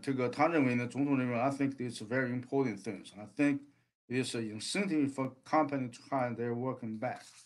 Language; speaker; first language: English; non-native, fluent; Chinese